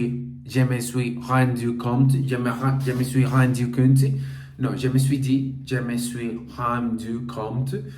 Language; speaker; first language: French; non-native, learner; Portuguese